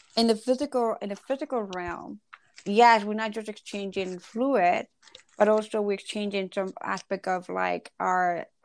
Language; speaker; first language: English; non-native, fluent; Spanish